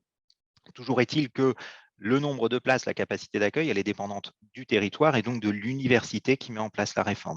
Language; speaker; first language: French; native; French